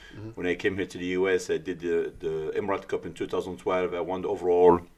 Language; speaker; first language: English; early bilingual, other home language; Arabic